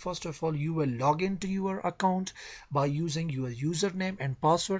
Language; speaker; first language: English; non-native, fluent; Persian